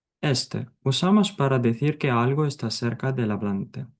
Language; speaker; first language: Spanish; non-native, fluent; Ukrainian